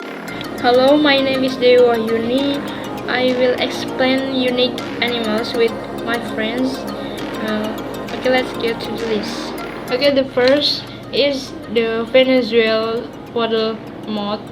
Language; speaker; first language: English; non-native, learner; Indonesian